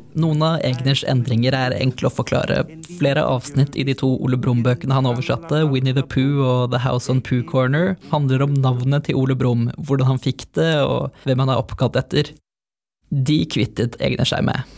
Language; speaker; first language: Norwegian; native; Norwegian